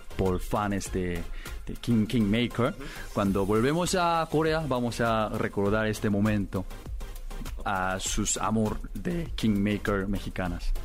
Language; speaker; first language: Spanish; non-native, learner; Korean